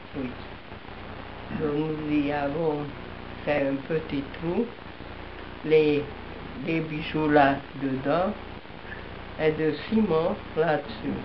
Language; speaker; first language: French; non-native, fluent; Hungarian